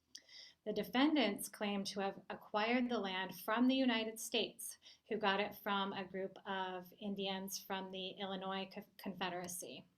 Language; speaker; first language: English; native; English